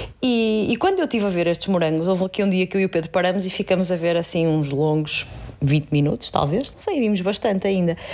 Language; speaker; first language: Portuguese; native; Portuguese